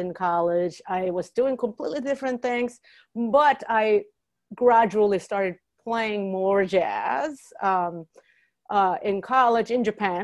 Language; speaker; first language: English; non-native, fluent; Japanese